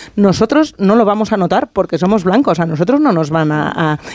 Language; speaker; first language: Spanish; native; Spanish